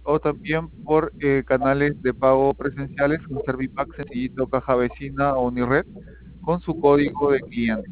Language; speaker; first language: Spanish; native; Spanish